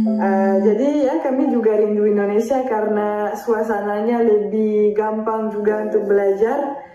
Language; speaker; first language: Indonesian; non-native, fluent; French